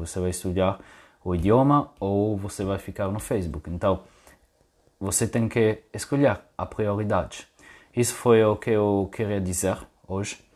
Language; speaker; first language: Portuguese; non-native, fluent; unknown